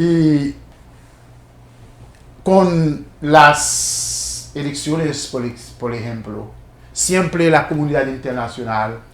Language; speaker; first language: Spanish; non-native, fluent; Haitian Creole